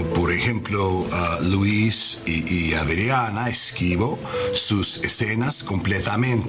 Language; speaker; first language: Spanish; non-native, learner; English